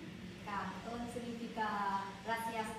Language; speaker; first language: Spanish; non-native, learner; Vietnamese